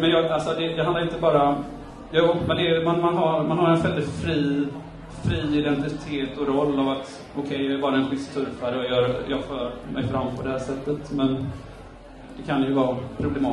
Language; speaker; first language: Swedish; native; Swedish